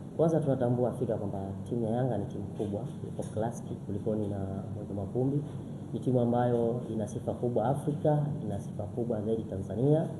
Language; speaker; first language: Swahili; native; Swahili